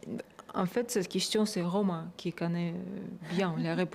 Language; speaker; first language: French; non-native, fluent; Russian